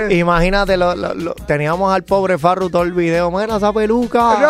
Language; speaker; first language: Spanish; native; Spanish